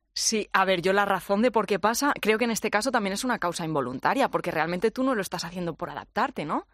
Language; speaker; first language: Spanish; native; Spanish